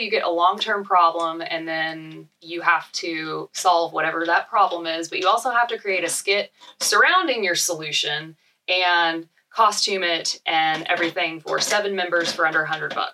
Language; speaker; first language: English; native; English